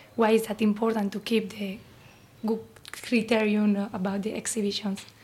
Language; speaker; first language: English; non-native, fluent; Basque